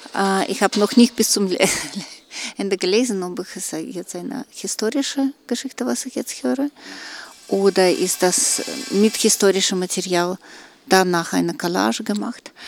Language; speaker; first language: German; non-native, fluent; Russian